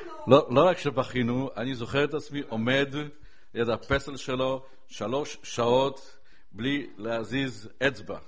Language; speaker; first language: Hebrew; non-native, fluent; Polish